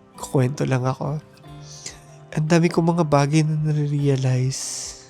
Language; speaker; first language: Filipino; native; Filipino